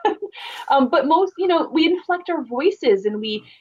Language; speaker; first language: English; native; English